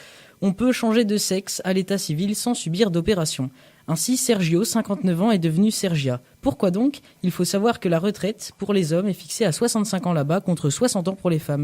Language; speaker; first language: French; native; French